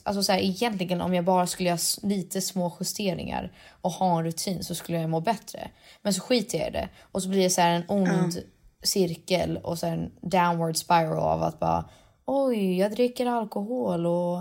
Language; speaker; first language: Swedish; native; Swedish